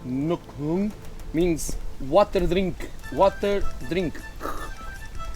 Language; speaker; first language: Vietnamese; non-native, learner; Portuguese